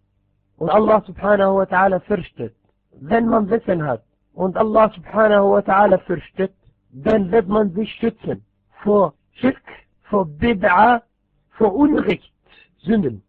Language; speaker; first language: German; non-native, fluent; Arabic